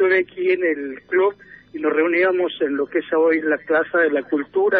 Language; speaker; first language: Spanish; native; Spanish